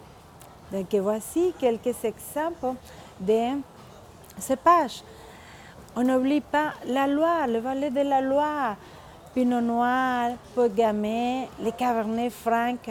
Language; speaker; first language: French; non-native, fluent; Spanish